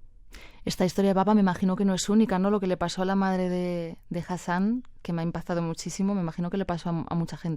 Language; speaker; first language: Spanish; native; Spanish